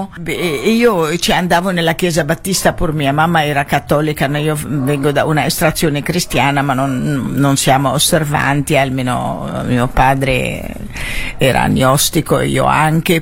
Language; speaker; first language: Italian; non-native, fluent; Arabic